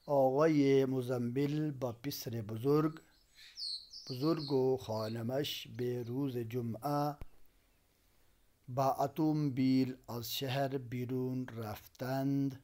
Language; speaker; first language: Persian; non-native, local second language; Urdu